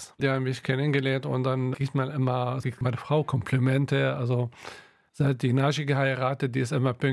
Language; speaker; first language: German; non-native, local second language; Arabic